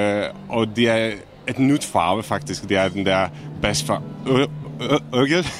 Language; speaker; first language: Danish; non-native, fluent; Czech